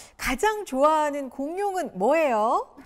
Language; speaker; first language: Korean; native; Korean